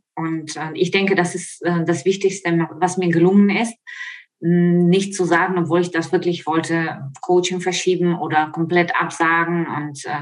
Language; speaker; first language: German; non-native, fluent; Ukrainian